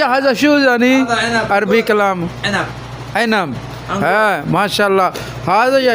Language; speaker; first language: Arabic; non-native, learner; Urdu